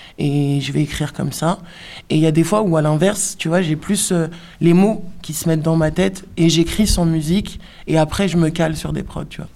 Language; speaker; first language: French; native; French